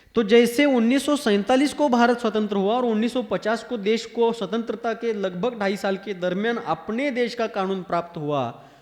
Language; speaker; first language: Hindi; non-native, local second language; Marathi